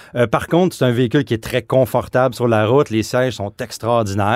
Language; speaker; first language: French; native; French